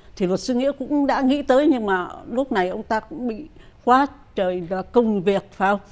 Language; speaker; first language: Vietnamese; native; Vietnamese